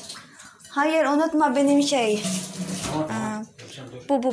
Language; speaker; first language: Turkish; non-native, learner; Filipino